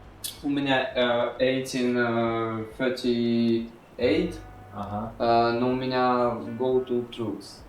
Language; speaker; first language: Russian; native; Russian